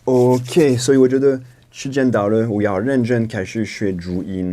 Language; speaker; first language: Chinese; non-native, fluent; French